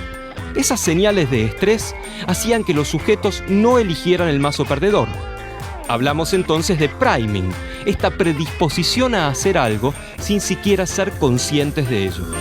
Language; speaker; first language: Spanish; native; Spanish